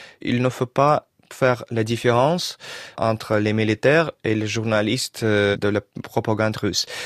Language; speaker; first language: French; non-native, learner; Russian